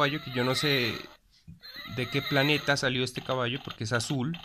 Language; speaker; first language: Spanish; native; Spanish